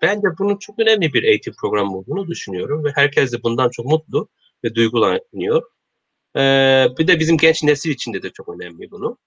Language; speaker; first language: Turkish; non-native, learner; Korean